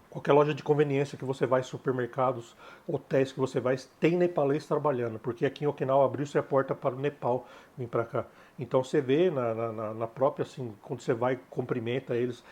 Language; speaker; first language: Portuguese; native; Portuguese